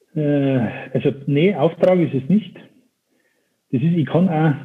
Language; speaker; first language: German; native; German